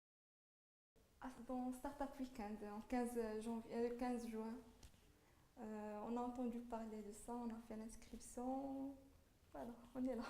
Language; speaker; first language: French; non-native, local second language; Arabic